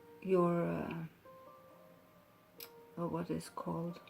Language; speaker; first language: English; non-native, fluent; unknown